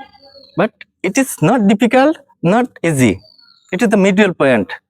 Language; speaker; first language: English; non-native, learner; Bangla